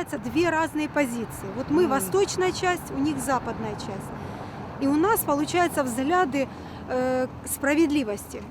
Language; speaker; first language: Russian; native; Russian